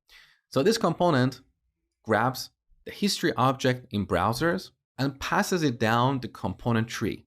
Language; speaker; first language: English; native; English